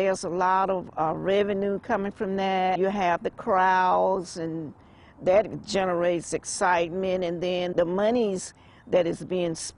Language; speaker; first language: English; native; English